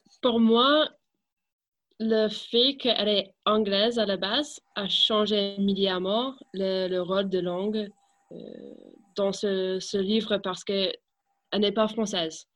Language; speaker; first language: French; non-native, fluent; English